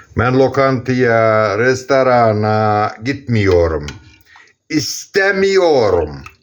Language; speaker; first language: Turkish; non-native, learner; Azerbaijani